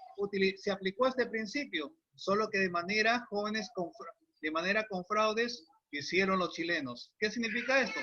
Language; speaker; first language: Spanish; native; Spanish